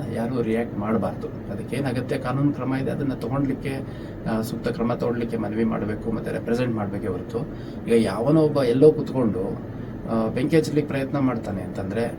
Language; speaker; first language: Kannada; native; Kannada